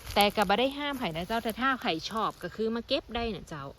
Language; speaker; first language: Thai; non-native, local second language; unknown